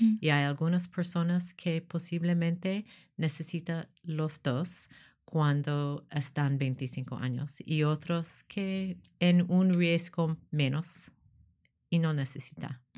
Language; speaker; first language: Spanish; non-native, learner; English